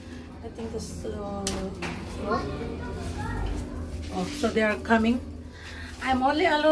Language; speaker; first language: English; non-native, local second language; Filipino